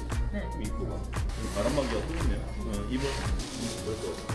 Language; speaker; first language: Korean; native; Korean